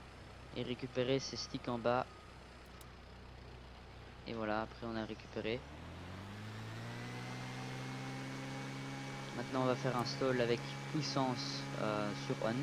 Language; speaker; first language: French; native; French